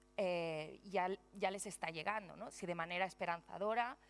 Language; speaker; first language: Spanish; non-native, local second language; Catalan